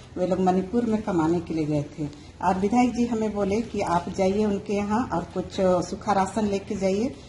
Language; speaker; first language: Hindi; native; Hindi